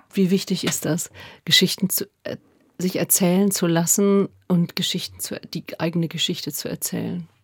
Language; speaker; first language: German; native; German